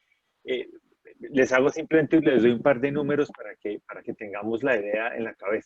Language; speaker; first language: Spanish; native; Spanish